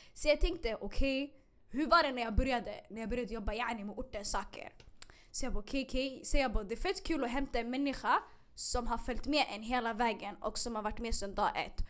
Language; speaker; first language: Swedish; early bilingual, other home language; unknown